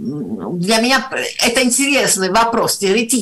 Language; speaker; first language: Russian; non-native, fluent; Italian